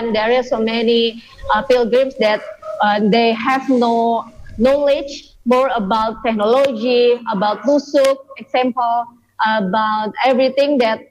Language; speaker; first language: English; non-native, learner; Indonesian